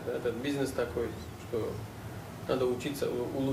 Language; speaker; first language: Russian; non-native, fluent; Uzbek